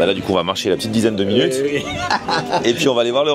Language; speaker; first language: French; native; French